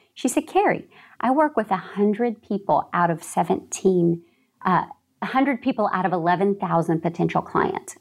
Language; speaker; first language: English; native; English